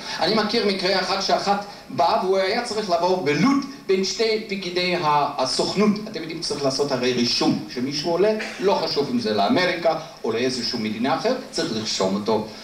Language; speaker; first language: Hebrew; non-native, fluent; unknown